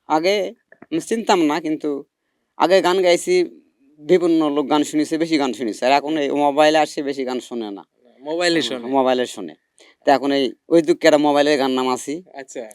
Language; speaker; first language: Bangla; native; Bangla